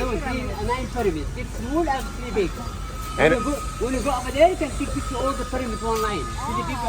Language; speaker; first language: English; non-native, learner; Arabic